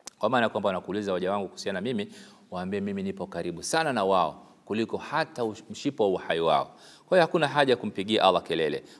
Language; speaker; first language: Swahili; native; Swahili